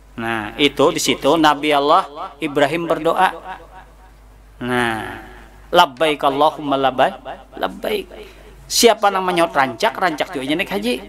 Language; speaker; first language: Indonesian; non-native, local second language; Banjar